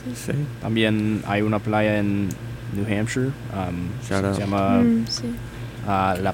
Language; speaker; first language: Spanish; non-native, learner; English